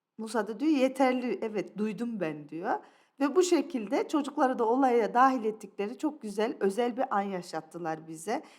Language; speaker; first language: Turkish; early bilingual, other home language; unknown